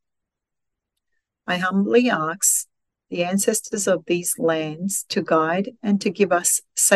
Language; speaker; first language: English; non-native, local second language; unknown